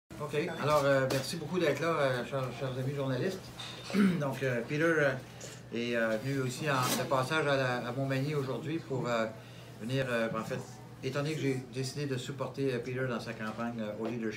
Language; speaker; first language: French; native; French